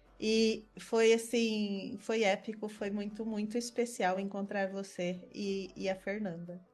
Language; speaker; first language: Portuguese; native; Portuguese